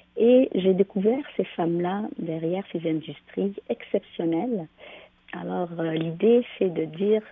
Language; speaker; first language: French; non-native, local second language; Arabic